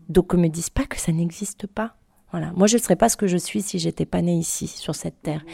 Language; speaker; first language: French; native; French